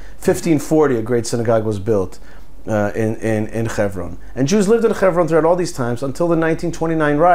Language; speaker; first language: English; early bilingual, other home language; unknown